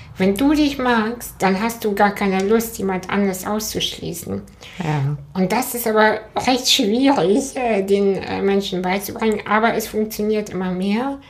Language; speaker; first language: German; early bilingual, other home language; Russian